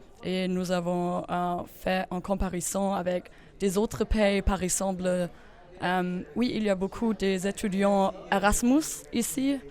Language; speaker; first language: French; non-native, learner; German